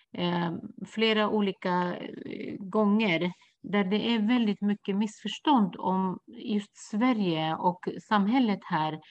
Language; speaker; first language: Swedish; non-native, fluent; Kurdish